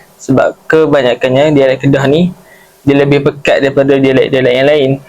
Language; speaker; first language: Malay; native; Malay